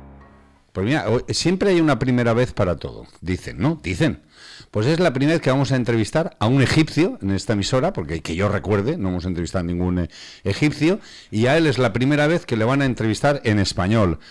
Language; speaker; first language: Spanish; native; Spanish